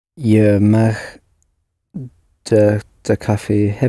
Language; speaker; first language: Dutch; non-native, learner; English